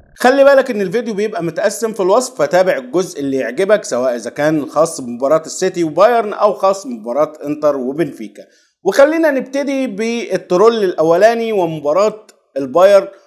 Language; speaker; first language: Arabic; native; Arabic